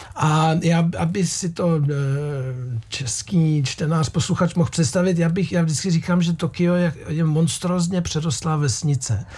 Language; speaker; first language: Czech; native; Czech